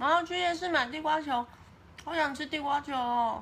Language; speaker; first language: Chinese; native; Chinese